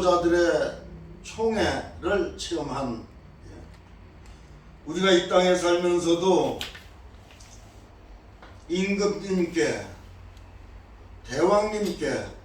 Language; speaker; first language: Korean; native; Korean